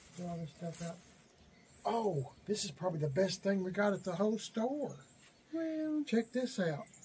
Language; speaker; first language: English; native; English